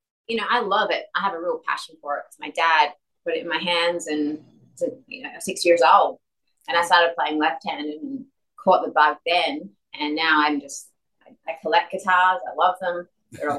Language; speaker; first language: English; native; English